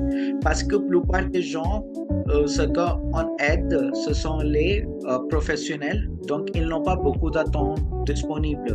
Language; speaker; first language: French; non-native, local second language; Hindi